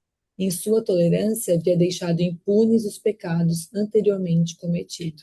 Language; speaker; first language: Portuguese; non-native, fluent; Spanish